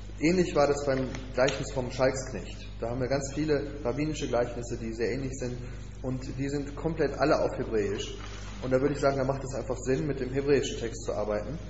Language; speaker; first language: German; native; German